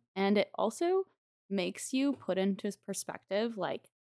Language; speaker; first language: English; native; English